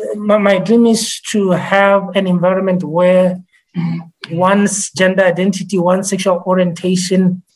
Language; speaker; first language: English; non-native, local second language; Tswana